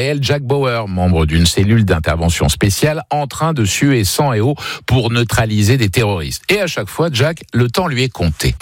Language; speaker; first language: French; native; French